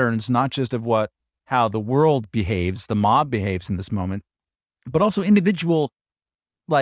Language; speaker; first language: English; native; English